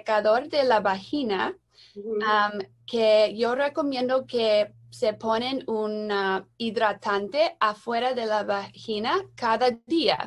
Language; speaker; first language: Spanish; non-native, learner; English